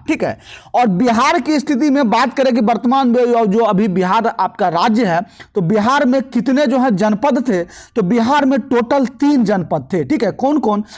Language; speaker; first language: Hindi; native; Hindi